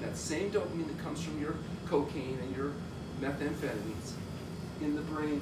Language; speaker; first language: English; native; English